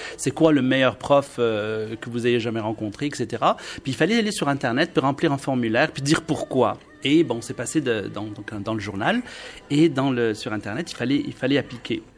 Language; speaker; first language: French; non-native, local second language; Arabic